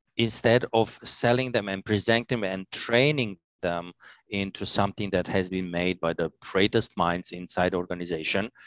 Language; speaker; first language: English; non-native, fluent; Romanian